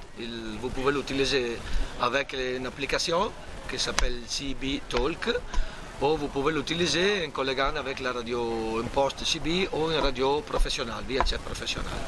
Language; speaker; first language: French; non-native, learner; Italian